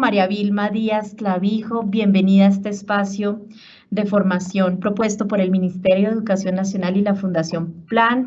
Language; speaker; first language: Spanish; native; Spanish